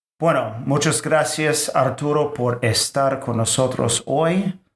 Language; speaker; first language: Spanish; non-native, fluent; English